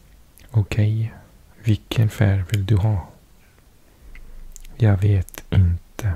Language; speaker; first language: Swedish; non-native, learner; English